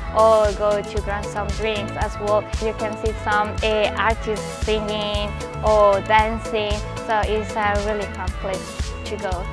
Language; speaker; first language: English; non-native, fluent; Spanish